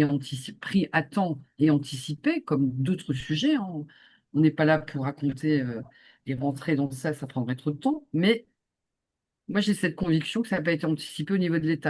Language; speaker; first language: French; native; French